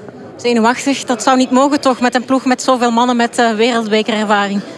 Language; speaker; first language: Dutch; native; Dutch